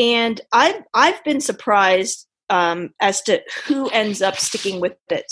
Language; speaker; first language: English; native; English